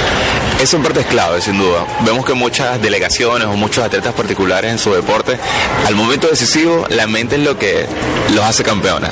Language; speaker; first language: Spanish; native; Spanish